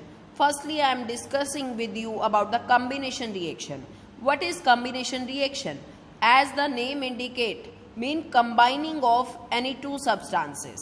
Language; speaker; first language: English; non-native, local second language; Hindi